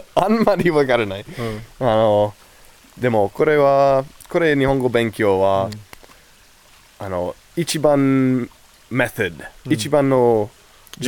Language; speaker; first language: Japanese; non-native, learner; English